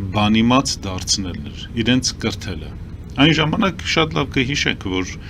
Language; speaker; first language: Armenian; early bilingual, heritage; Armenian